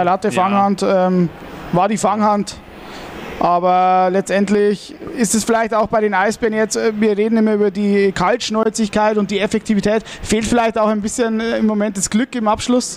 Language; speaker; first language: German; native; German